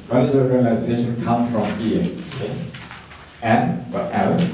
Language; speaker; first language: English; non-native, fluent; Shan